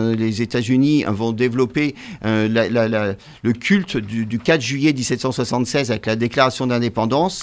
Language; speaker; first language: French; native; French